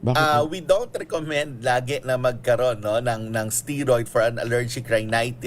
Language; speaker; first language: Filipino; native; Filipino